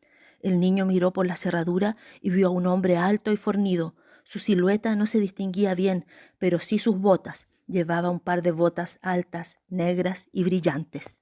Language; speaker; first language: Spanish; native; Spanish